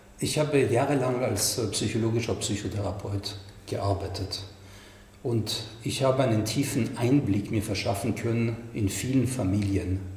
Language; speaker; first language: German; non-native, fluent; French